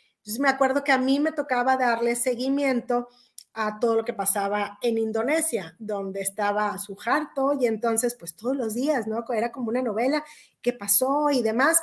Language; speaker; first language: Spanish; native; Spanish